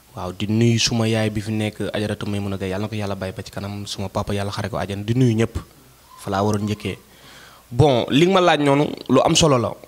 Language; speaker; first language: Wolof; non-native, local second language; Fula